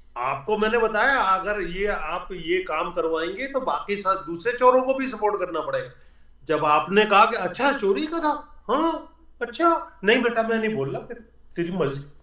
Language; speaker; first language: Urdu; native; Urdu